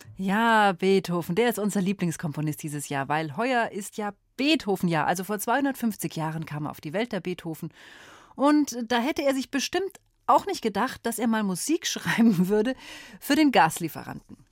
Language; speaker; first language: German; native; German